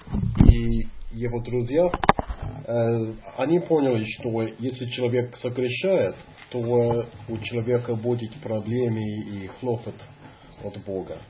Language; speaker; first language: Russian; non-native, fluent; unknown